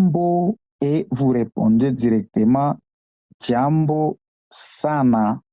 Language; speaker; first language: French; non-native, local second language; Swahili